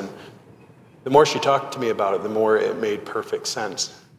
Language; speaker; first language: English; native; English